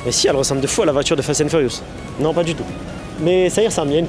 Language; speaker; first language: French; native; French